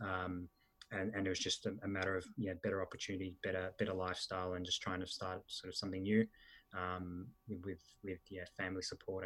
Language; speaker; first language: English; early bilingual, other home language; Italian